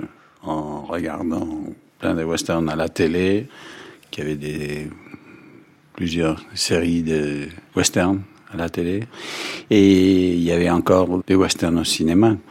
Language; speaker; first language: French; non-native, fluent; English